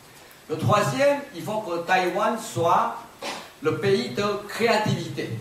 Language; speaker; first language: French; non-native, fluent; Chinese